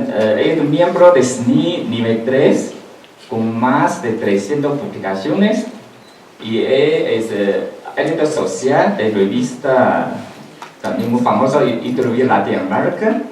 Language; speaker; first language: Spanish; non-native, learner; Chinese